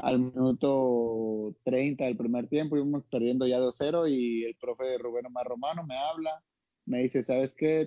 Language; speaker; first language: Spanish; native; Spanish